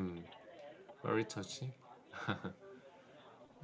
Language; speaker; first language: English; non-native, learner; Korean